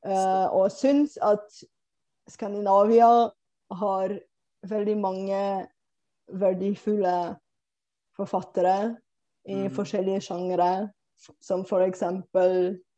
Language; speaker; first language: Norwegian; non-native, fluent; Bulgarian